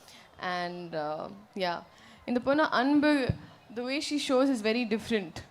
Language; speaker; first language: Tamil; non-native, learner; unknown